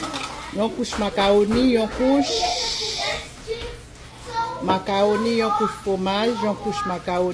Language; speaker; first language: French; non-native, learner; Haitian Creole